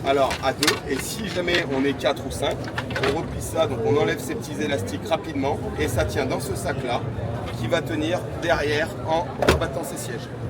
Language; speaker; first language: French; native; French